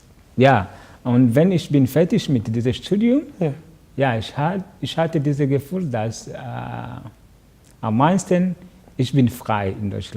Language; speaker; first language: German; non-native, learner; Kinyarwanda